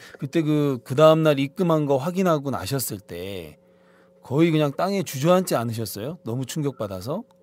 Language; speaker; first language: Korean; native; Korean